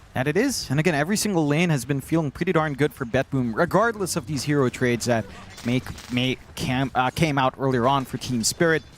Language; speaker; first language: English; native; English